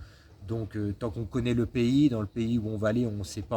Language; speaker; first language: French; native; French